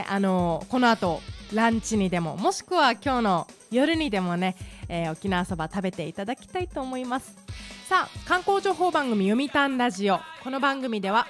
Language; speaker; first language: Japanese; native; Japanese